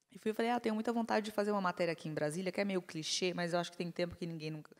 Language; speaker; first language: Portuguese; native; Portuguese